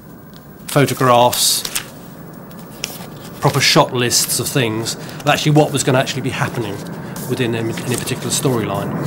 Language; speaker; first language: English; native; English